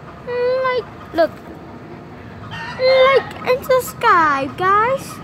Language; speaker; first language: English; early bilingual, other home language; Spanish